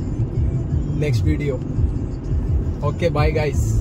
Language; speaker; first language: Telugu; non-native, local second language; Kannada